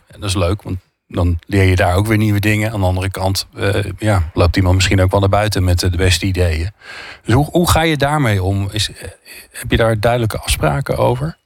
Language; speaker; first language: Dutch; native; Dutch